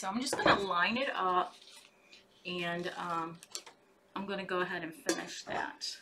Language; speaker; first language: English; native; English